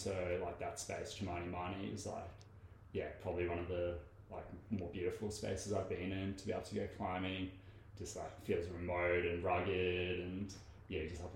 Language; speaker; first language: English; native; English